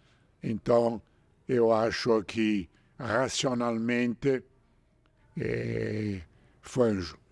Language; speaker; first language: Portuguese; non-native, fluent; Italian